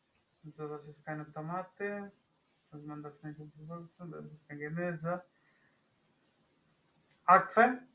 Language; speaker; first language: German; non-native, learner; Spanish